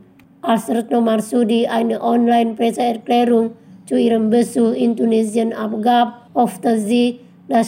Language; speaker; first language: German; non-native, fluent; Indonesian